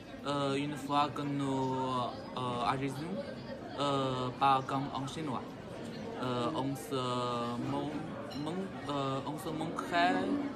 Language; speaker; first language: French; non-native, learner; Chinese